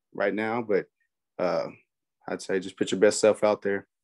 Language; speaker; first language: English; native; English